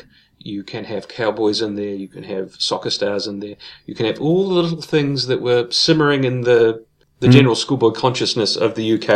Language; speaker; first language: English; native; English